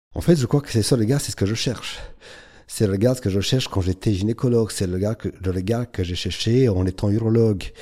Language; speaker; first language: French; non-native, fluent; Romanian